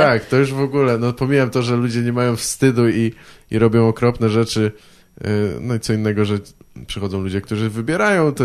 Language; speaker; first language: Polish; native; Polish